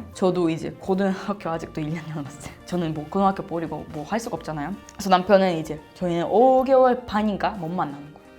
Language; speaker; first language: Korean; non-native, fluent; Russian